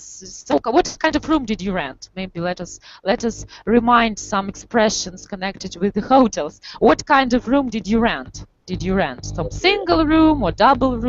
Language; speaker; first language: English; non-native, fluent; Russian